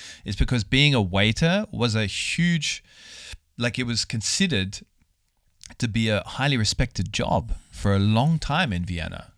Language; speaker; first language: English; native; English